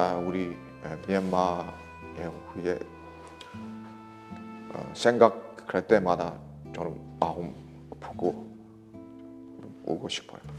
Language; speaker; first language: Korean; non-native, learner; Burmese